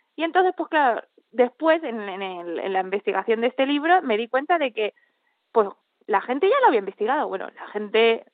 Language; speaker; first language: Spanish; native; Spanish